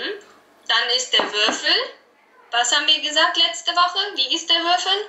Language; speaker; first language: German; native; German